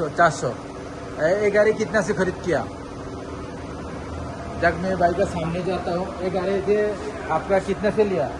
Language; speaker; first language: Hindi; non-native, learner; Bangla